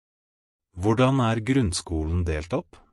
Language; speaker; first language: Norwegian; non-native, fluent; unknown